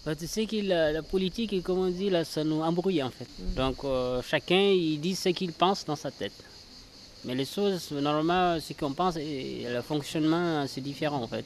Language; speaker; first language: French; non-native, local second language; Fula